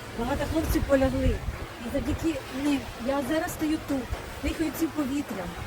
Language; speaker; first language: Ukrainian; non-native, local second language; Russian